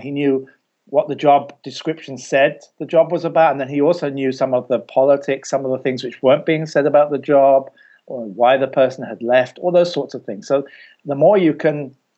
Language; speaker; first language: English; native; English